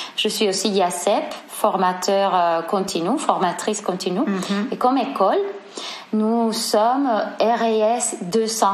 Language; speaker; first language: French; non-native, fluent; Spanish